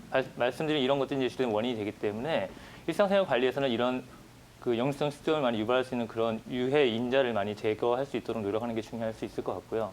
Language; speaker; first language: Korean; native; Korean